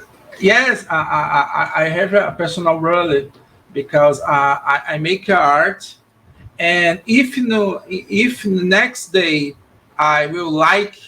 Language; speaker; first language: English; non-native, learner; Portuguese